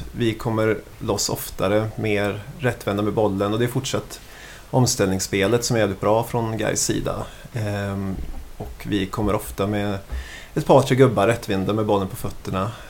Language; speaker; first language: Swedish; native; Swedish